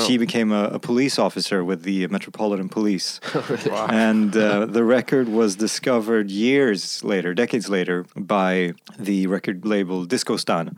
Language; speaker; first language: English; non-native, fluent; Swedish